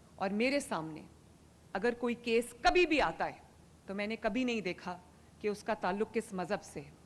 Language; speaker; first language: Urdu; native; Urdu